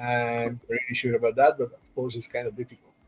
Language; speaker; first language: English; non-native, fluent; Spanish